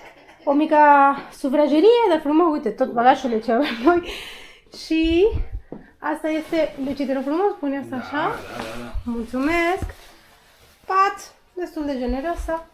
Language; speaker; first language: Romanian; non-native, learner; Spanish